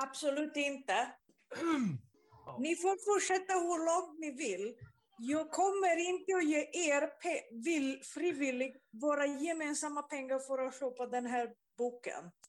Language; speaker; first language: Swedish; non-native, fluent; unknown